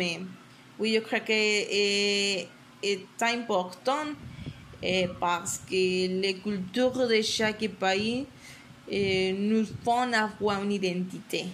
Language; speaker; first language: French; non-native, learner; Spanish